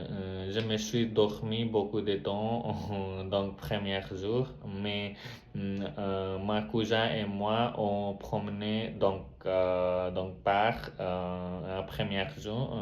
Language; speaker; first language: French; non-native, learner; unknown